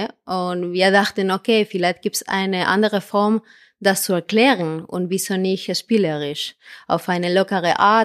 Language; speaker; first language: German; non-native, fluent; Spanish